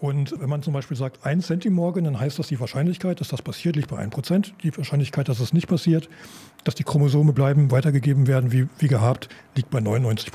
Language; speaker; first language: German; native; German